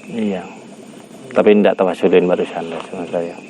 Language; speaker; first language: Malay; non-native, local second language; Madurese